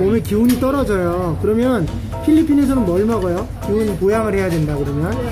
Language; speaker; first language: Korean; native; Korean